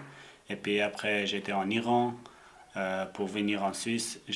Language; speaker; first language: French; non-native, learner; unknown